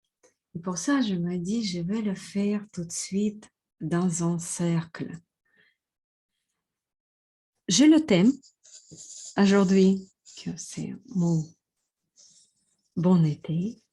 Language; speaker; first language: French; non-native, fluent; Russian